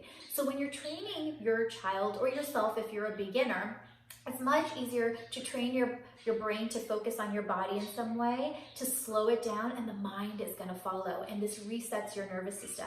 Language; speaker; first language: English; native; English